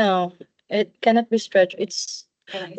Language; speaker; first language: English; non-native, local second language; Cebuano